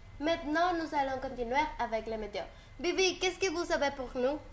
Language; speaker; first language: French; non-native, learner; Spanish